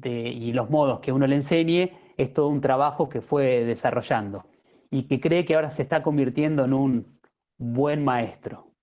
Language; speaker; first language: Spanish; native; Spanish